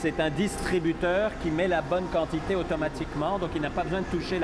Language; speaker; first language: French; native; French